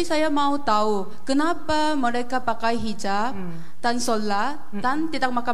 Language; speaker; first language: Indonesian; non-native, fluent; Korean